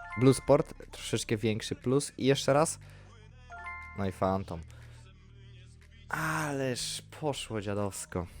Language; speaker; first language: Polish; native; Polish